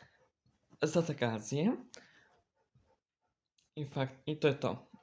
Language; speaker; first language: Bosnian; early bilingual, heritage; Serbian